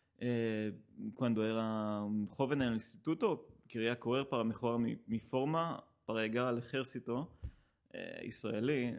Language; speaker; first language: Spanish; non-native, learner; Hebrew